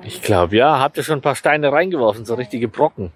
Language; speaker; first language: German; native; German